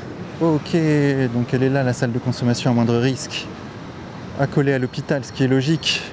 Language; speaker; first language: French; native; French